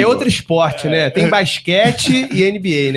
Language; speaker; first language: Portuguese; native; Portuguese